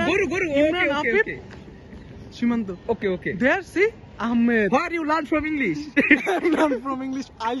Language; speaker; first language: English; non-native, local second language; Bangla